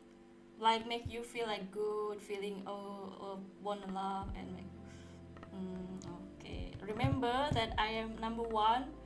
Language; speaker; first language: English; non-native, learner; Indonesian